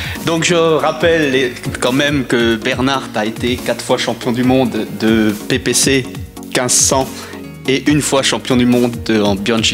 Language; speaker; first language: French; native; French